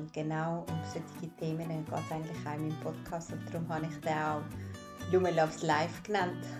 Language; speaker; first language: German; early bilingual, other home language; Albanian